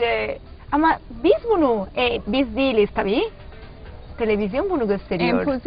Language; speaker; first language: Turkish; non-native, learner; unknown